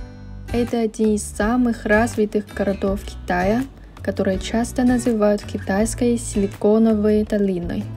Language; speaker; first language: Russian; non-native, fluent; Chinese